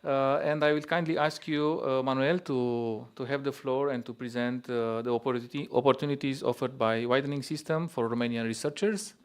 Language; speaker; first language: English; non-native, fluent; Romanian